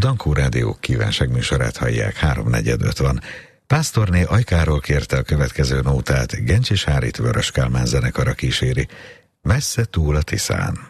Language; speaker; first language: Hungarian; native; Hungarian